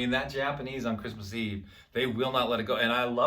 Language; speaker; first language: English; native; English